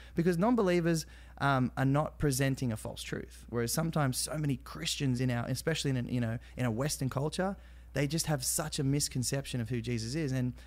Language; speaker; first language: English; native; English